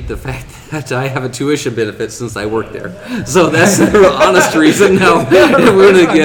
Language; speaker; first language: English; native; English